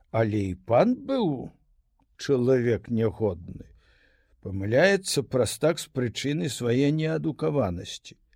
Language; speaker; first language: Belarusian; native; Belarusian